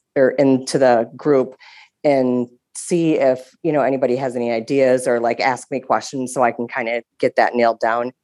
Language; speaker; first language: English; native; English